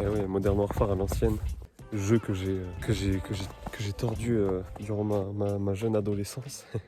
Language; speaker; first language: French; native; French